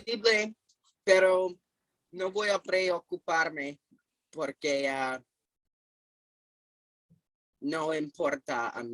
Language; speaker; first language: Spanish; non-native, fluent; English